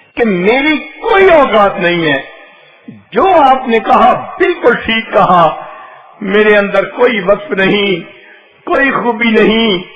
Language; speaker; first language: Urdu; non-native, local second language; Punjabi